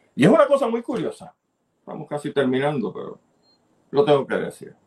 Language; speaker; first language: Spanish; native; Spanish